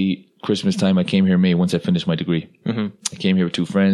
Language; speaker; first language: English; non-native, local second language; Irish